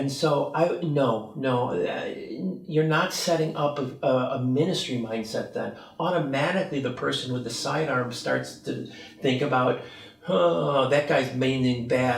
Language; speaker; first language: English; native; English